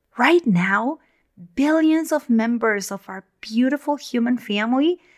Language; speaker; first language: English; non-native, fluent; Spanish